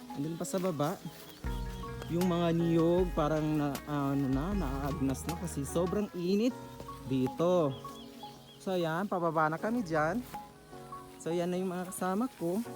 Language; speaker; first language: Filipino; non-native, local second language; Maguindanaon